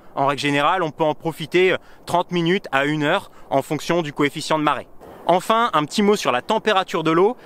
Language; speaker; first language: French; native; French